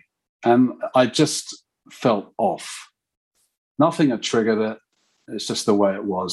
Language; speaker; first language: English; native; English